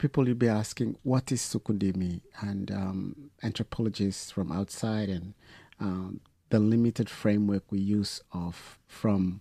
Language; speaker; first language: English; non-native, fluent; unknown